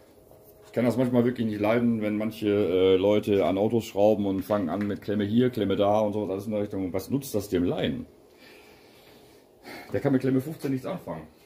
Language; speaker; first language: German; native; German